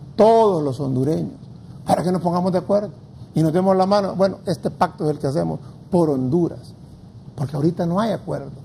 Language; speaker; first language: Spanish; native; Spanish